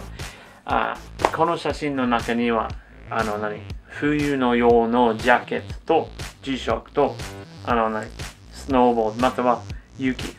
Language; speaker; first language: Japanese; non-native, learner; English